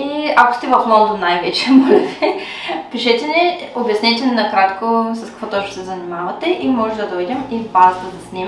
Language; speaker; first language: Bulgarian; native; Bulgarian